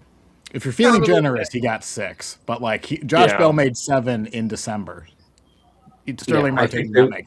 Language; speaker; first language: English; native; English